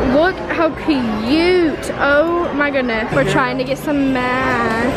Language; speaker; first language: English; native; English